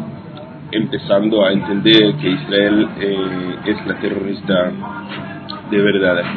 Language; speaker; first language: Spanish; non-native, fluent; Hebrew